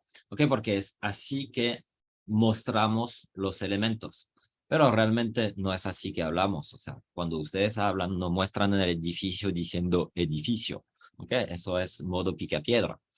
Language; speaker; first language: Spanish; non-native, fluent; French